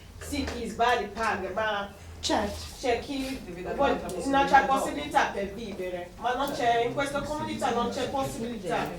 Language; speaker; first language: Italian; non-native, learner; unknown